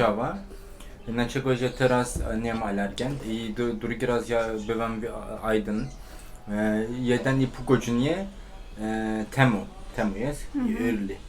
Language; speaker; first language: Polish; non-native, learner; Turkish